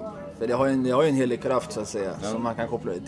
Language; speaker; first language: Swedish; native; Swedish